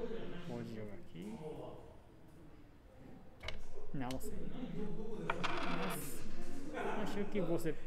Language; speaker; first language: Portuguese; non-native, learner; Japanese